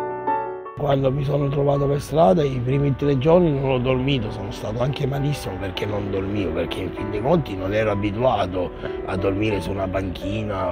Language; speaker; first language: Italian; native; Italian